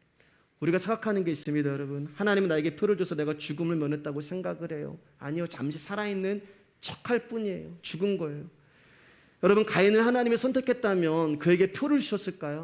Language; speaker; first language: Korean; native; Korean